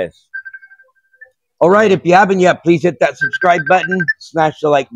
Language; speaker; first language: English; native; English